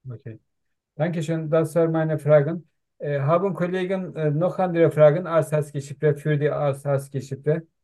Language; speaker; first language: German; non-native, learner; Turkish